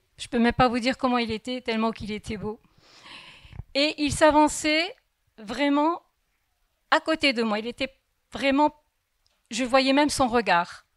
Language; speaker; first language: French; early bilingual, other home language; Kabyle